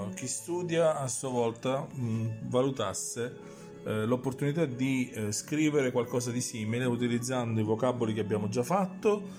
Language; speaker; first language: Italian; native; Italian